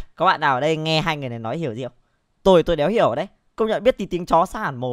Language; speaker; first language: Vietnamese; native; Vietnamese